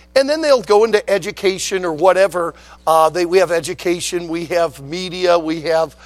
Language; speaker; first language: English; native; English